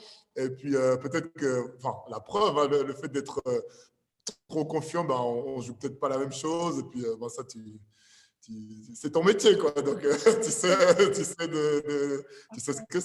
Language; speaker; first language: French; native; French